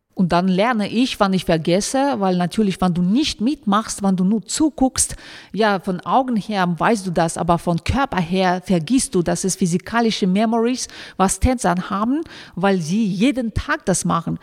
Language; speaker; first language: German; non-native, fluent; Russian